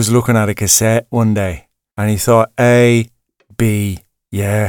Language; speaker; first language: English; native; English